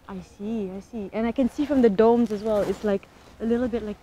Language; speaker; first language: English; non-native, fluent; Malay